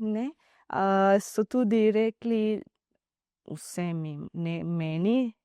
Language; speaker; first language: Slovenian; non-native, learner; Divehi